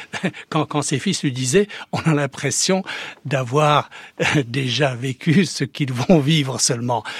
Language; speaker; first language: French; early bilingual, heritage; Czech